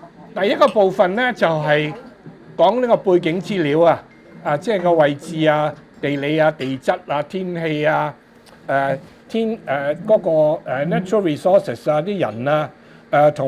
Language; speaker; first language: Cantonese; native; Cantonese